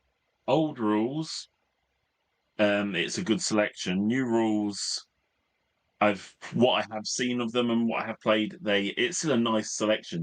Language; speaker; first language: English; native; English